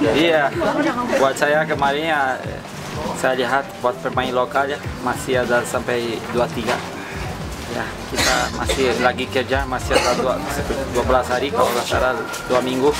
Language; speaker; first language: Indonesian; non-native, fluent; Portuguese